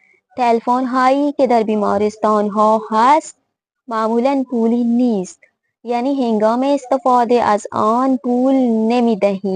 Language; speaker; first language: Persian; non-native, fluent; Urdu